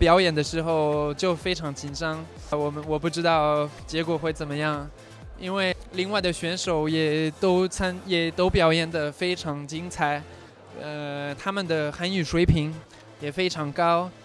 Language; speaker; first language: Chinese; non-native, fluent; French